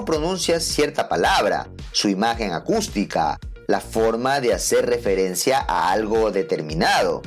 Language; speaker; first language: Spanish; native; Spanish